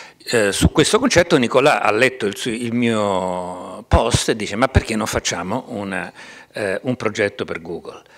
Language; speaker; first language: Italian; native; Italian